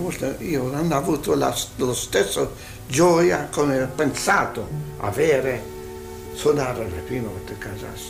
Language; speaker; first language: Italian; non-native, learner; Hungarian